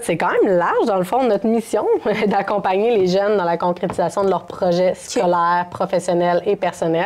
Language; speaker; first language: French; native; French